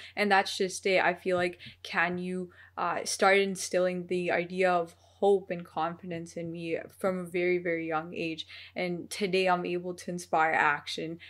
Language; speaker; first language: English; early bilingual, other home language; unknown